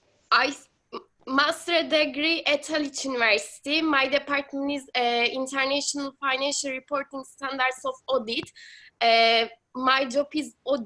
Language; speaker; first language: English; non-native, learner; Turkish